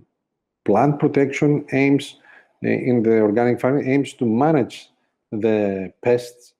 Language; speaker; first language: English; non-native, fluent; Greek